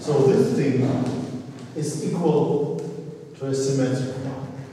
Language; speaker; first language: English; non-native, fluent; Russian